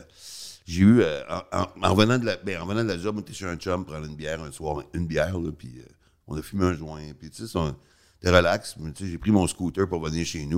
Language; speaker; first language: French; native; French